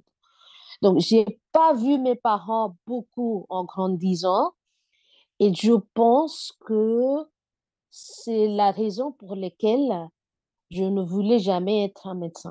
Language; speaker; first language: French; non-native, fluent; Bangla